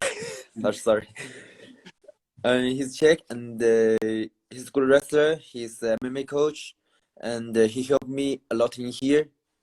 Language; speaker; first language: English; non-native, learner; Chinese